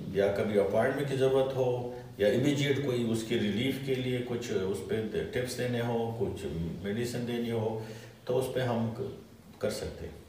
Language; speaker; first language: Urdu; non-native, local second language; Pashto